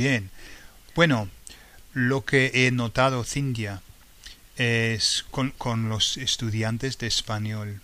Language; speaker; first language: Spanish; non-native, fluent; English